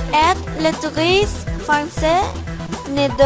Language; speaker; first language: French; non-native, learner; Spanish